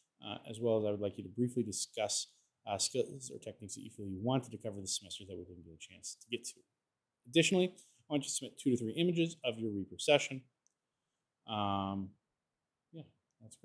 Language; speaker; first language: English; native; English